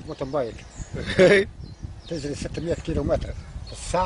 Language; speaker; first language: Arabic; native; Arabic